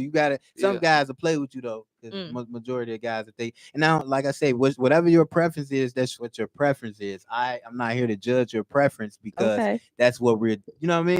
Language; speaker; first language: English; native; English